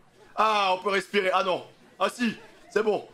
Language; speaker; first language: French; native; French